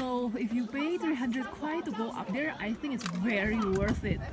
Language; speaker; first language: English; non-native, fluent; Indonesian